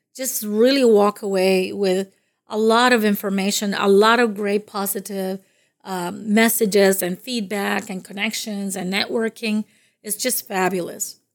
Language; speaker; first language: English; non-native, fluent; Spanish